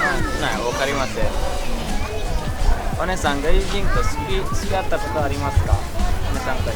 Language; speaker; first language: Japanese; non-native, learner; Indonesian